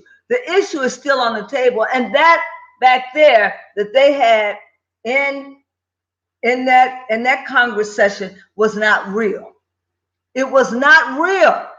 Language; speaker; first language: English; native; English